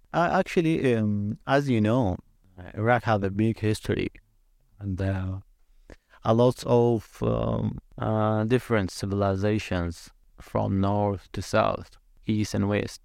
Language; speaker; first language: English; non-native, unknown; Arabic